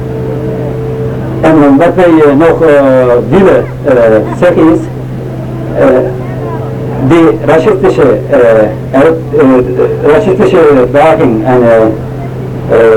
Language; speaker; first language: Dutch; non-native, learner; Turkish